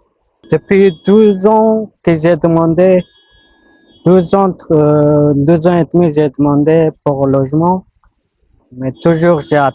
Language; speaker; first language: French; non-native, learner; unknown